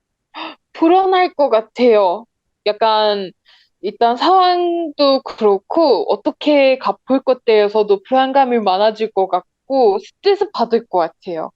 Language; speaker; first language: Korean; non-native, learner; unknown